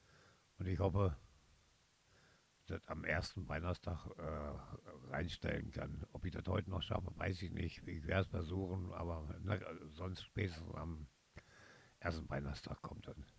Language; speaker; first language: German; native; German